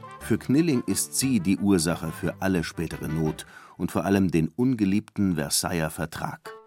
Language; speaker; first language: German; native; German